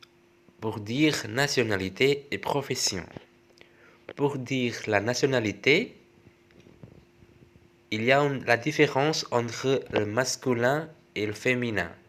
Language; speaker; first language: French; non-native, fluent; Indonesian